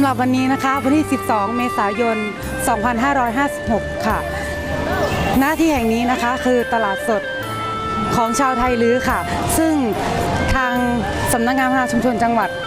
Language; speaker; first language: Thai; native; Thai